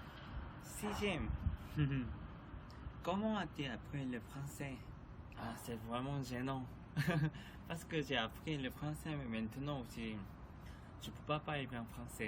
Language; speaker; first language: French; non-native, learner; Korean